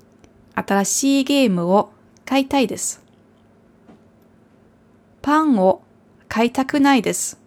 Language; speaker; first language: Japanese; non-native, fluent; German